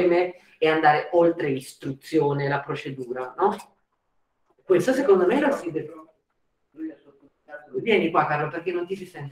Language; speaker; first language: Italian; native; Italian